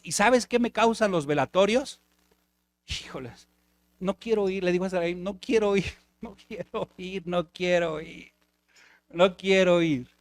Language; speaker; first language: Spanish; native; Spanish